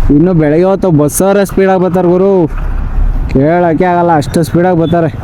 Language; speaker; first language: Kannada; non-native, local second language; Marathi